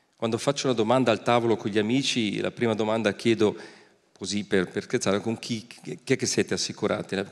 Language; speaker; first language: Italian; non-native, fluent; German